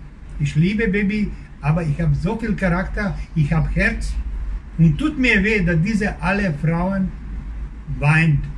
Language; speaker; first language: German; non-native, learner; Croatian